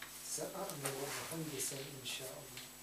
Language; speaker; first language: Arabic; non-native, learner; English